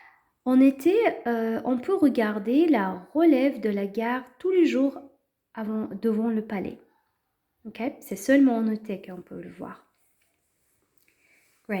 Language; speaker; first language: French; non-native, fluent; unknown